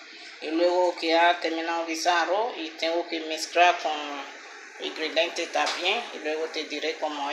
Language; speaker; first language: Spanish; non-native, learner; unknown